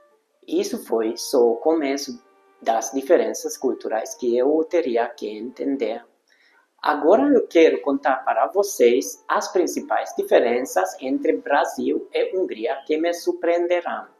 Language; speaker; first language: Portuguese; non-native, fluent; Hungarian